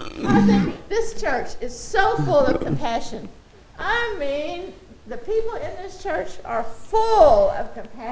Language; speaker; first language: English; native; English